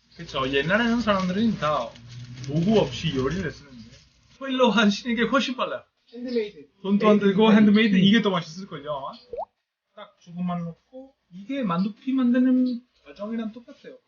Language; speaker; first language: Korean; non-native, fluent; Italian